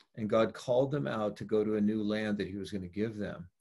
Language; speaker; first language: English; native; English